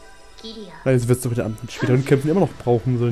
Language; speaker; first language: German; native; German